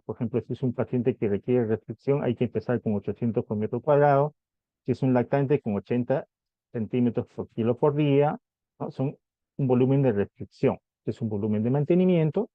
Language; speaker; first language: Spanish; native; Spanish